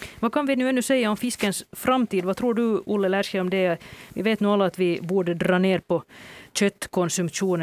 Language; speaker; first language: Swedish; native; Swedish